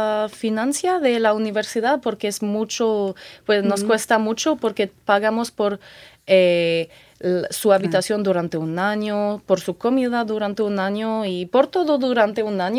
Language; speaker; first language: Spanish; non-native, fluent; French